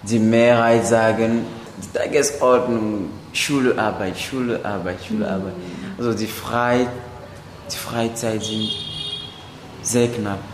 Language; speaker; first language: German; non-native, learner; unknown